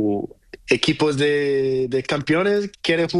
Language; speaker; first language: Spanish; non-native, learner; Portuguese